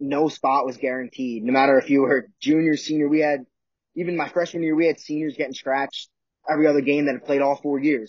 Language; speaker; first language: English; native; English